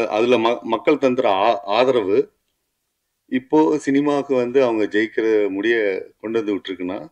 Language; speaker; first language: Tamil; native; Tamil